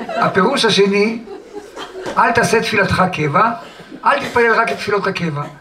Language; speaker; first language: Hebrew; native; Hebrew